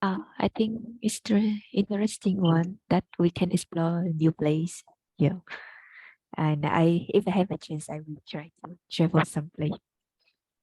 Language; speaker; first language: English; non-native, learner; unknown